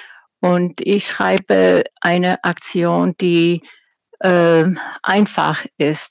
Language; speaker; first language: German; non-native, fluent; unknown